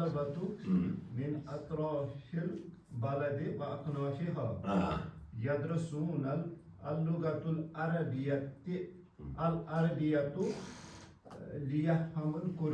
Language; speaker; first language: Arabic; non-native, learner; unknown